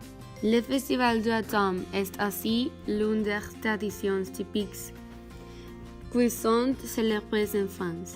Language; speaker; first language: French; non-native, learner; Spanish